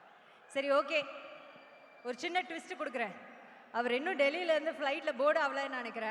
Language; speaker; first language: Tamil; native; Tamil